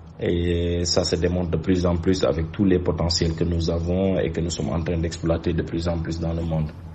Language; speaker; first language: French; non-native, local second language; Wolof